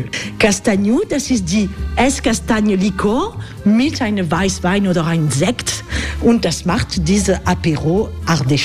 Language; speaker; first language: German; non-native, fluent; French